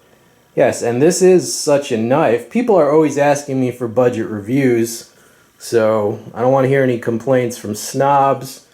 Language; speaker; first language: English; native; English